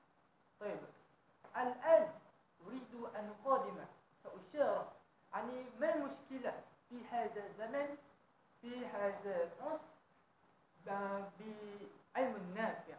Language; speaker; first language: Arabic; non-native, learner; Malay